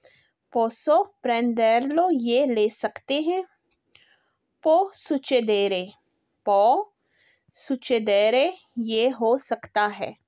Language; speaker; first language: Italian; non-native, fluent; Urdu